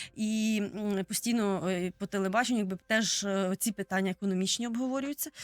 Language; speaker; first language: Ukrainian; native; Ukrainian